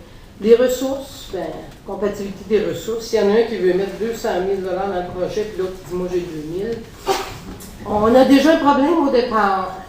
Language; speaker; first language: French; native; French